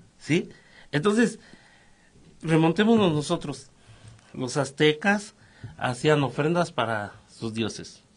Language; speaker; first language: Spanish; native; Spanish